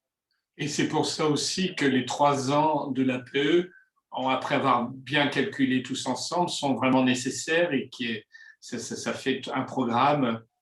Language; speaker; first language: French; native; French